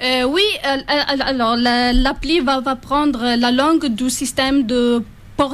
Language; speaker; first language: French; non-native, fluent; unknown